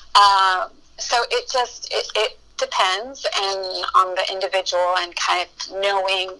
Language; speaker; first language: English; early bilingual, other home language; Spanish